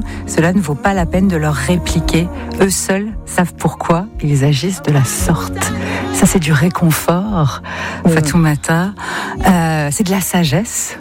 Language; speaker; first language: French; native; French